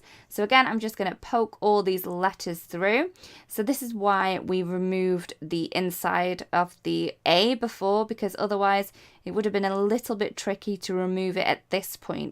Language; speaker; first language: English; native; English